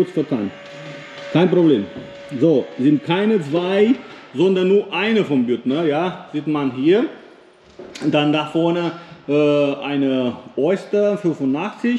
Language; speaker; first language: German; non-native, learner; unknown